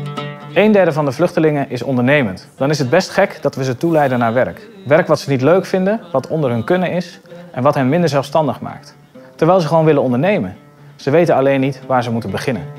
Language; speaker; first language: Dutch; native; Dutch